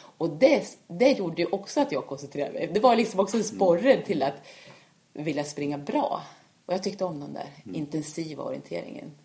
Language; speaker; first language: Swedish; native; Swedish